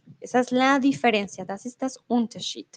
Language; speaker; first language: German; non-native, fluent; Spanish